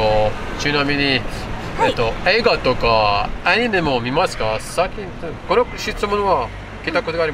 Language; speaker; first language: Japanese; non-native, learner; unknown